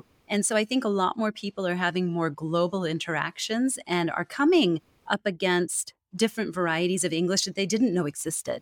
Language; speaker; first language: English; native; English